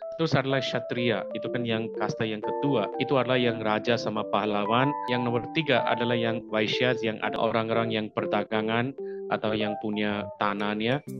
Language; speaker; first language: Indonesian; non-native, fluent; Hindi